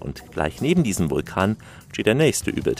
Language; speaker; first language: German; native; German